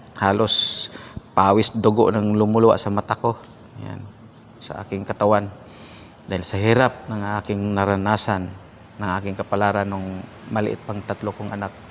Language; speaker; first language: Filipino; native; Filipino